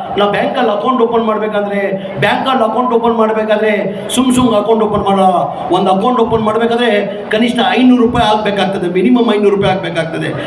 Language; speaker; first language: Kannada; non-native, local second language; Urdu